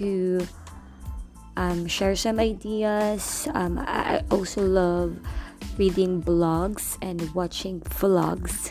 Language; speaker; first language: English; non-native, local second language; Filipino